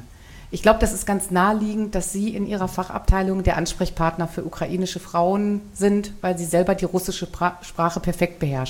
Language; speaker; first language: German; native; German